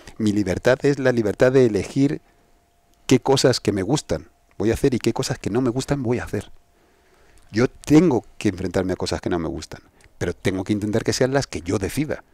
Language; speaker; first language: Spanish; native; Spanish